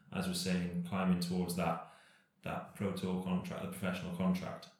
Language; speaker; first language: English; native; English